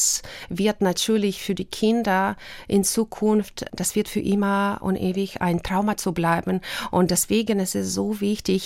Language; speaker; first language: German; non-native, fluent; Ukrainian